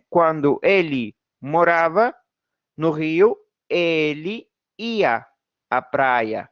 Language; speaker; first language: Portuguese; non-native, fluent; Spanish